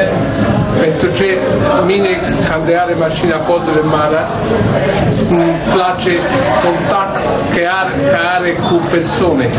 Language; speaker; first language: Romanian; non-native, learner; Italian